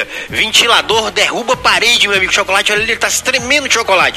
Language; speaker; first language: Portuguese; native; Portuguese